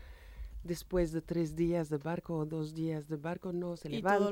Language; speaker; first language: Spanish; non-native, fluent; French